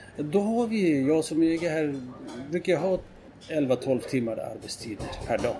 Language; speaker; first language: Swedish; non-native, fluent; Kurdish